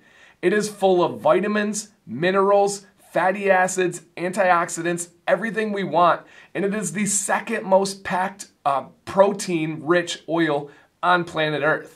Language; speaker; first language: English; native; English